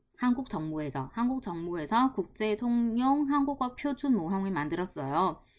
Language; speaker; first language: Korean; non-native, fluent; Vietnamese